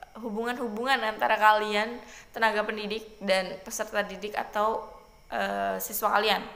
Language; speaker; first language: Indonesian; non-native, local second language; Javanese